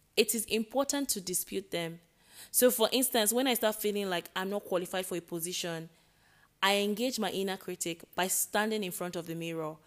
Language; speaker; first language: English; non-native, local second language; Yoruba